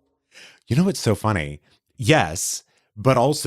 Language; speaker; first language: English; native; English